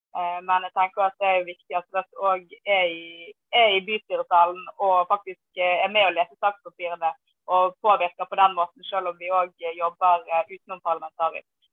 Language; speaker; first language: Norwegian; native; Norwegian